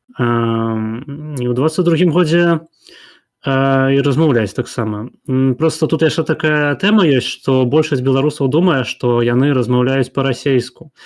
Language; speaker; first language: Belarusian; non-native, local second language; Russian